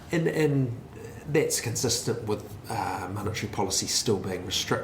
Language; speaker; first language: English; native; English